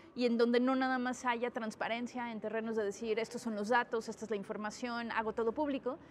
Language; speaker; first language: Spanish; native; Spanish